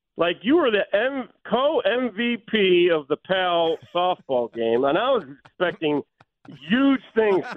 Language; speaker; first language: English; native; English